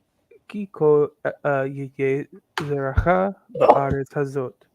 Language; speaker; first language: Hebrew; non-native, learner; English